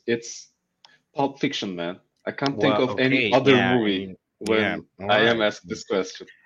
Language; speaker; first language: English; non-native, fluent; Turkish